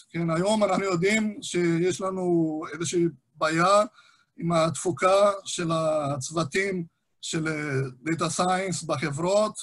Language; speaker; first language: Hebrew; non-native, fluent; Portuguese